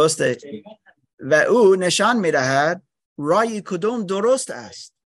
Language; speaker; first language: Persian; non-native, fluent; English